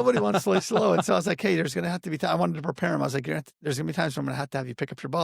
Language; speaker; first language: English; native; English